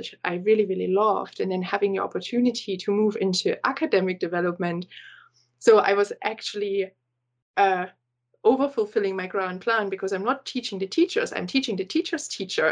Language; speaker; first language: English; non-native, fluent; German